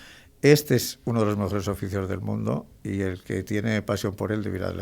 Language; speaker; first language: Spanish; native; Spanish